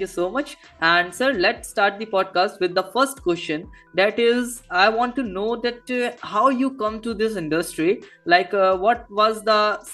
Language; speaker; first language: English; non-native, local second language; Hindi